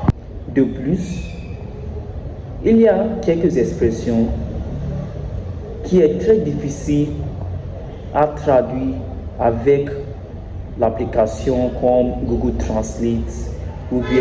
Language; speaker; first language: French; non-native, learner; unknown